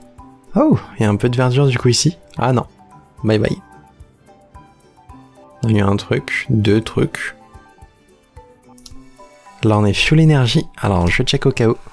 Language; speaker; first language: French; native; French